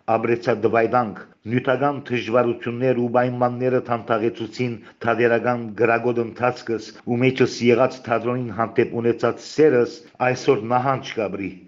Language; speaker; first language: Armenian; early bilingual, heritage; Armenian